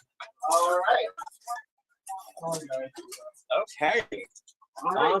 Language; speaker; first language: English; native; English